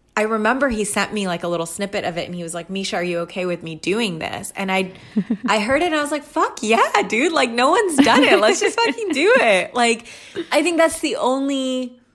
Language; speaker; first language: English; early bilingual, other home language; Urdu